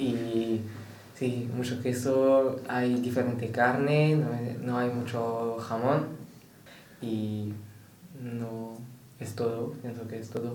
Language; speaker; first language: Spanish; non-native, learner; French